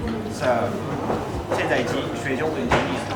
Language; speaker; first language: Chinese; non-native, learner; Japanese